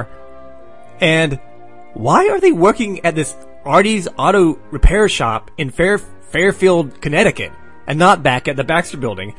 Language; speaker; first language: English; native; English